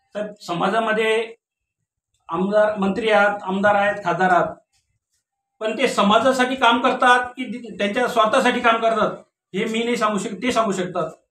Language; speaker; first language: Marathi; non-native, local second language; Lambadi